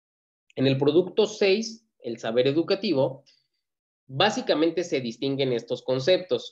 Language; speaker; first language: Spanish; native; Spanish